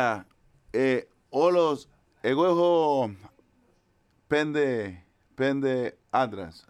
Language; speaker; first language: Greek; non-native, learner; Spanish